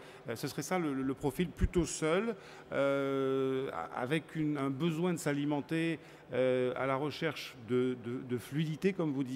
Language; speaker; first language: French; native; French